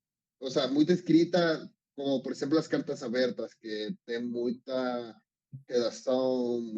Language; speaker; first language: Portuguese; non-native, learner; Spanish